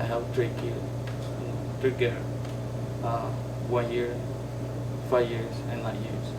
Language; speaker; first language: English; non-native, learner; Spanish